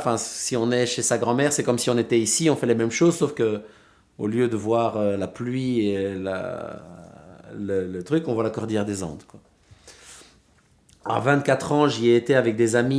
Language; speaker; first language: French; early bilingual, other home language; Spanish